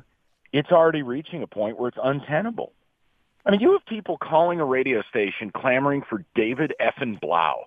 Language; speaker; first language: English; native; English